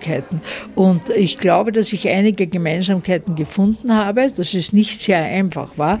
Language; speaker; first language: German; native; German